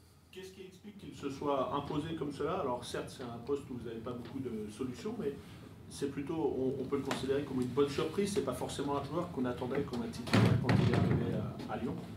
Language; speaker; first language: French; native; French